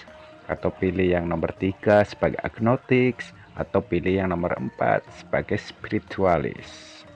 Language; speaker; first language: Indonesian; native; Indonesian